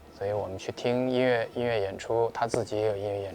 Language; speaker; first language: Chinese; native; Chinese